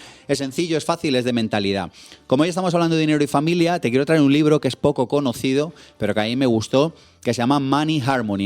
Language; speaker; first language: Spanish; native; Spanish